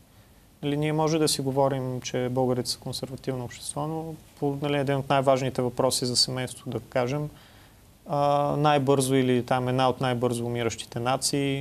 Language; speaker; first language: Bulgarian; native; Bulgarian